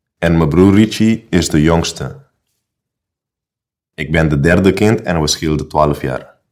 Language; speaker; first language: Dutch; non-native, local second language; Papiamento